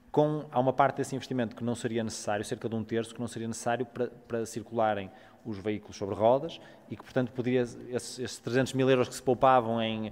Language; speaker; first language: Portuguese; native; Portuguese